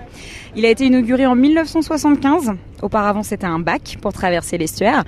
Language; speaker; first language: French; native; French